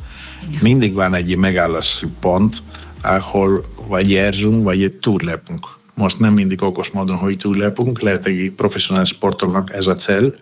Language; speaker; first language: Hungarian; non-native, fluent; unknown